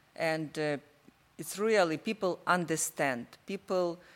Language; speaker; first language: English; non-native, learner; Ukrainian